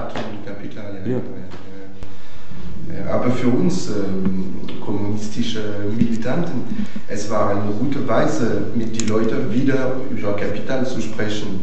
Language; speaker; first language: German; non-native, fluent; French